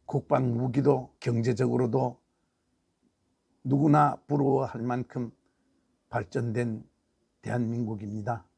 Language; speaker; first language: Korean; native; Korean